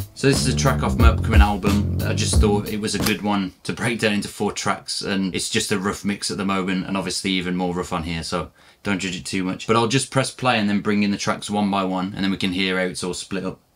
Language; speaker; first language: English; native; English